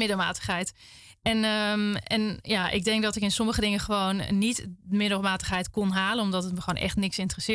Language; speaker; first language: Dutch; native; Dutch